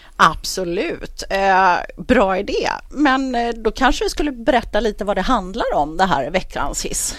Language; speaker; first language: Swedish; native; Swedish